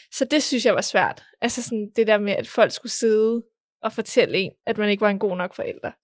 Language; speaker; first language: Danish; early bilingual, other home language; Spanish